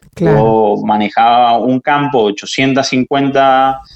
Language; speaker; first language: Spanish; native; Spanish